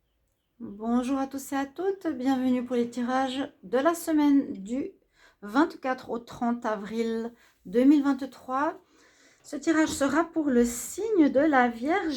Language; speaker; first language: French; native; French